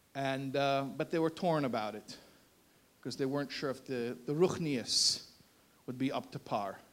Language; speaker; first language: English; native; English